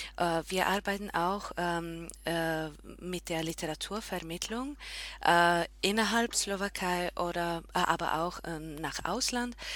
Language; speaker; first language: German; non-native, fluent; Slovak